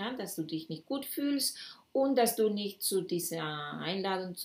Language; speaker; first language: German; non-native, fluent; Spanish